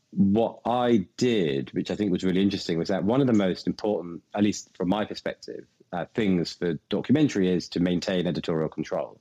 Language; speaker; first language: English; native; English